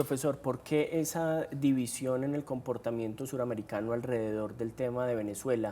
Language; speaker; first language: Spanish; native; Spanish